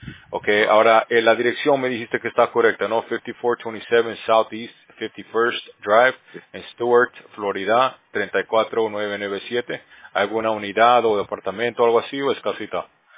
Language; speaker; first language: Spanish; early bilingual, heritage; Spanish